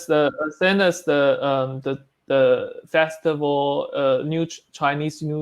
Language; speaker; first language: English; non-native, learner; Chinese